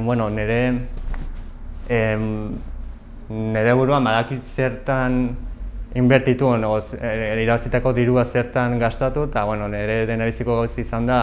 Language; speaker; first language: Basque; non-native, local second language; Spanish